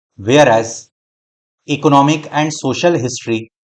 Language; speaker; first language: English; non-native, local second language; Hindi